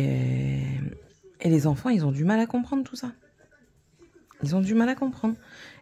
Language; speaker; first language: French; native; French